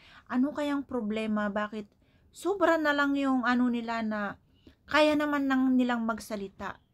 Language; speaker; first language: Filipino; native; Filipino